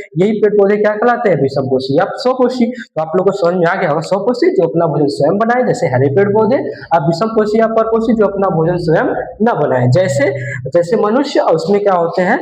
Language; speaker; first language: Hindi; native; Hindi